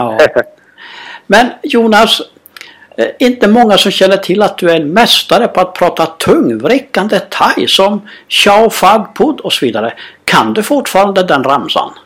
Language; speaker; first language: Swedish; native; Swedish